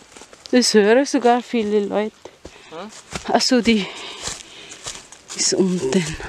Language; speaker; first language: German; non-native, learner; Filipino